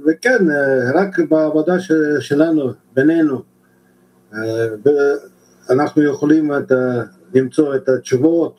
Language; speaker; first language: Hebrew; non-native, learner; Russian